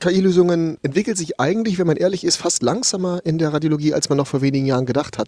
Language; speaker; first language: German; native; German